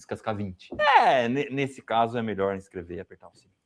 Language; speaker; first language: Portuguese; native; Portuguese